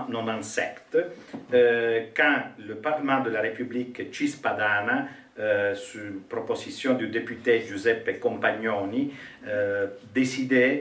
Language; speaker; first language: French; non-native, fluent; Italian